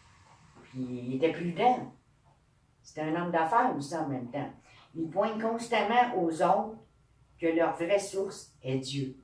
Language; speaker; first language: French; native; French